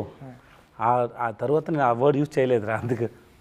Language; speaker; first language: Telugu; non-native, learner; Tamil